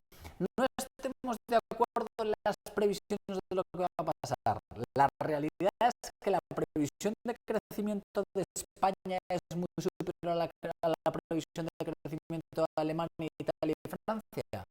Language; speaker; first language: Spanish; native; Spanish